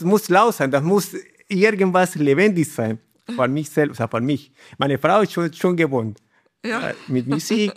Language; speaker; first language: German; non-native, learner; Spanish